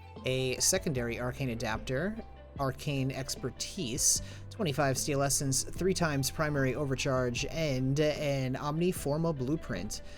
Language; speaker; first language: English; native; English